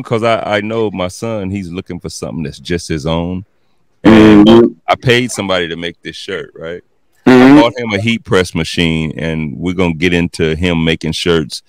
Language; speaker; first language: English; native; English